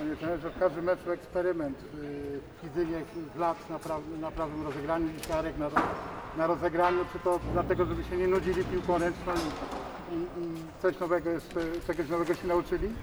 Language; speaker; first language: Polish; native; Polish